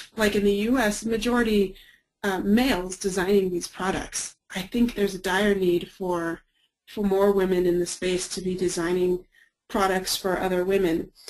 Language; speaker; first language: English; native; English